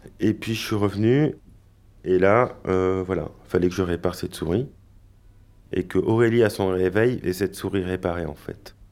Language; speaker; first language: French; native; French